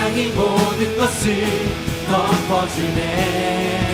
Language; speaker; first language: Korean; native; Korean